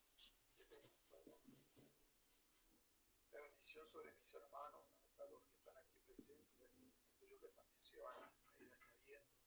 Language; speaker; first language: Spanish; native; Spanish